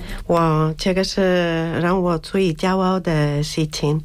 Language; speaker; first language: Chinese; non-native, fluent; Spanish